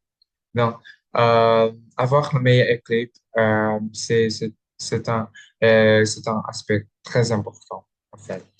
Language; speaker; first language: French; non-native, learner; Indonesian